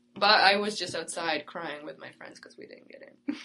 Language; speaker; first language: English; early bilingual, other home language; Italian